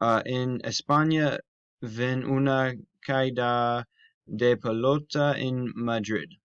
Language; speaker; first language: Spanish; non-native, learner; English